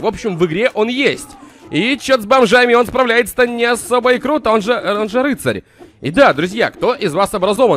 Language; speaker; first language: Russian; native; Russian